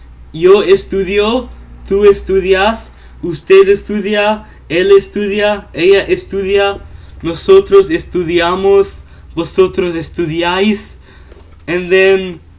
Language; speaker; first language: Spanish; non-native, learner; English